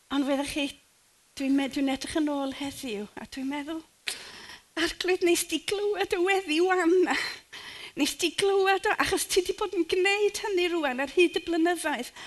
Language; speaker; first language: Welsh; native; Welsh